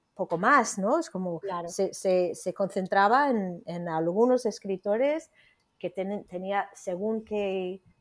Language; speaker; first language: Spanish; non-native, fluent; English